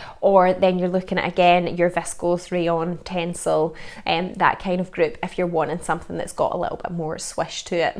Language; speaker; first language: English; native; English